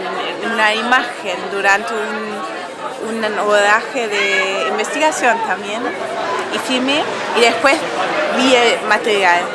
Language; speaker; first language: Spanish; non-native, fluent; German